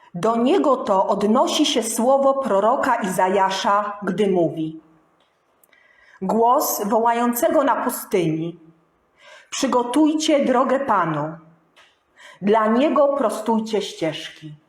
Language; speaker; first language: Polish; native; Polish